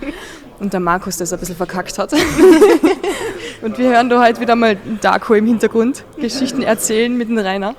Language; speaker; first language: German; native; German